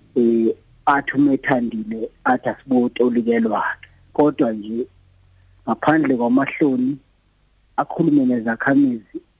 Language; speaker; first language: Zulu; native; Zulu